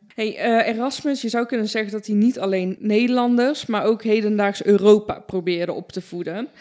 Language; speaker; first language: Dutch; early bilingual, other home language; Persian